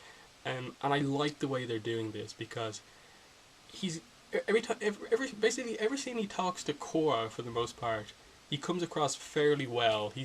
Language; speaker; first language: English; native; English